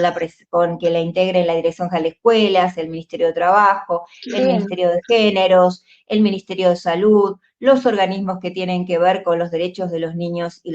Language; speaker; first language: Spanish; native; Spanish